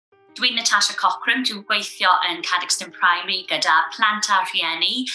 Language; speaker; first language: Welsh; non-native, local second language; English